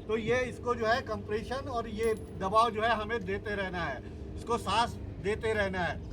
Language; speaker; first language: Hindi; native; Hindi